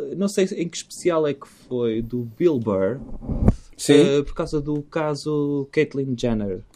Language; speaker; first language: Portuguese; native; Portuguese